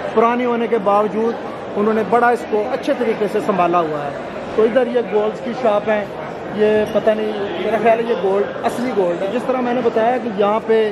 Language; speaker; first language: Urdu; non-native, local second language; Punjabi